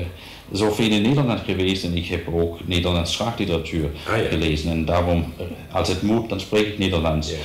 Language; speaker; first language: Dutch; non-native, fluent; Danish